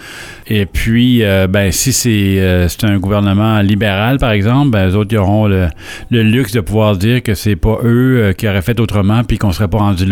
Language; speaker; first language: French; native; French